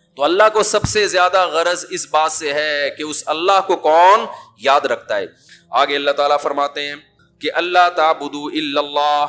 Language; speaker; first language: Urdu; native; Urdu